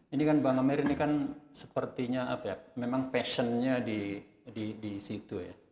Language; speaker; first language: Indonesian; native; Indonesian